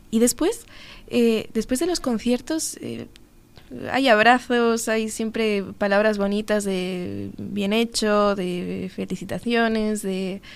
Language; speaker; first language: Spanish; native; Spanish